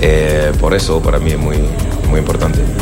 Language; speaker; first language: Spanish; non-native, learner; French